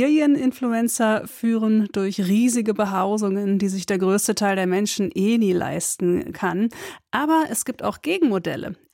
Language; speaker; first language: German; native; German